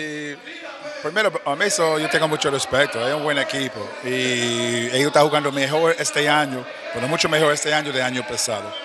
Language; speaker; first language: Spanish; non-native, learner; English